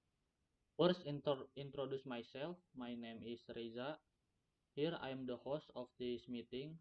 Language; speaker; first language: English; non-native, learner; Indonesian